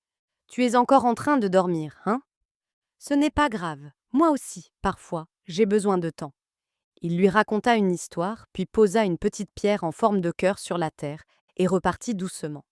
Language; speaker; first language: French; native; French